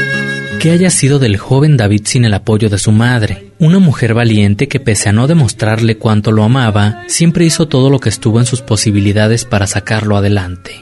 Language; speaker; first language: Spanish; native; Spanish